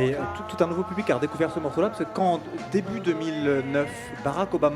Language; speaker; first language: French; native; French